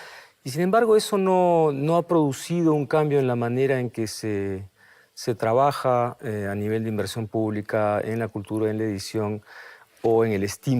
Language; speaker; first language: Spanish; native; Spanish